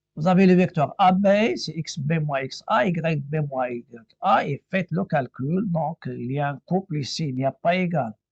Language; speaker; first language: French; non-native, local second language; Arabic